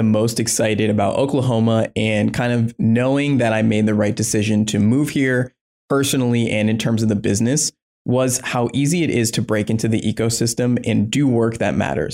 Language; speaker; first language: English; native; English